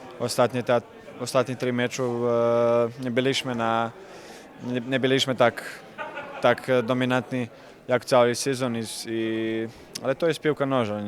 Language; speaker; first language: Polish; non-native, learner; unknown